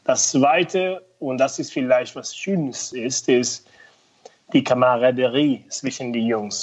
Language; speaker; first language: German; non-native, fluent; Spanish